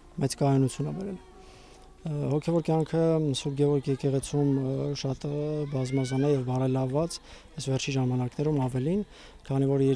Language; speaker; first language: Armenian; native; Armenian